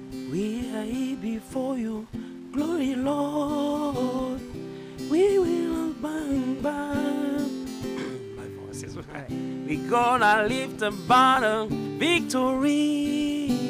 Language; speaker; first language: English; non-native, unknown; Lingala